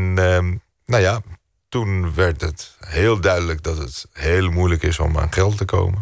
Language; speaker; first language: Dutch; non-native, fluent; Greek